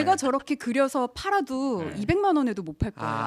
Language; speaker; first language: Korean; native; Korean